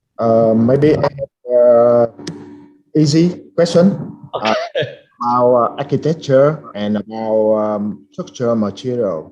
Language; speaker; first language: English; non-native, fluent; Vietnamese